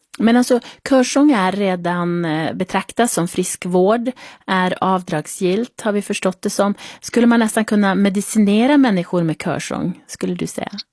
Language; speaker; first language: Swedish; native; Swedish